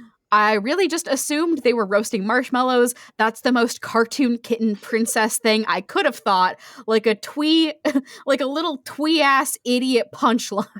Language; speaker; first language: English; native; English